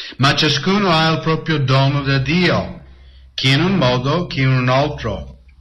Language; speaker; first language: Italian; non-native, fluent; English